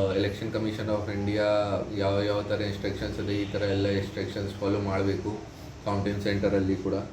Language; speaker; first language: Kannada; non-native, fluent; Hindi